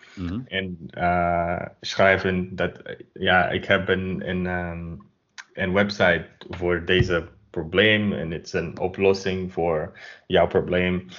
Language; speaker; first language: Dutch; non-native, learner; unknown